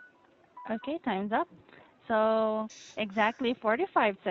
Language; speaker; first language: English; non-native, fluent; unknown